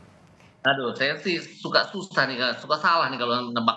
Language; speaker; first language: Indonesian; native; Indonesian